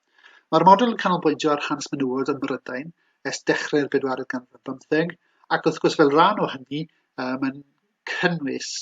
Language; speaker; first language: Welsh; native; Welsh